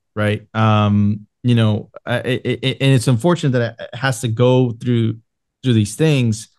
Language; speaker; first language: English; non-native, fluent; Spanish